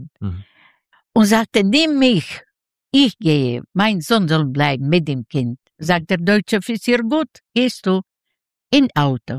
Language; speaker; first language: German; non-native, learner; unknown